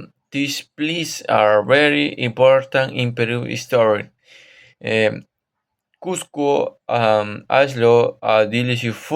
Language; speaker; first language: English; non-native, learner; Spanish